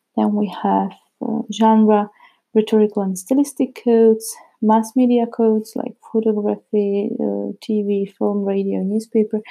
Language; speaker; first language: English; non-native, fluent; Czech